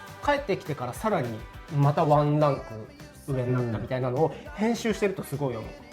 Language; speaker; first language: Japanese; native; Japanese